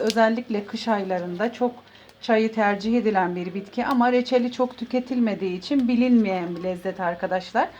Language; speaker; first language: Turkish; native; Turkish